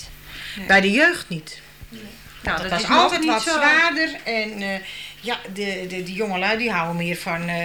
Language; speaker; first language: Dutch; native; Dutch